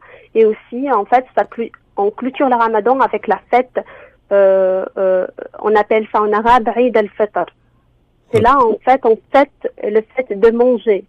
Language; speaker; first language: French; non-native, local second language; Arabic